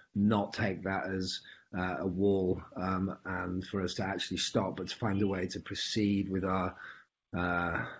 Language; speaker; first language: English; native; English